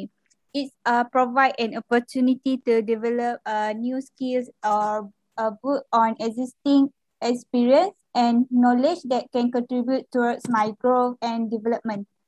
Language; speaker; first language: English; non-native, local second language; Malay